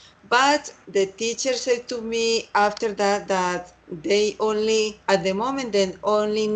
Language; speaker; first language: English; non-native, learner; Spanish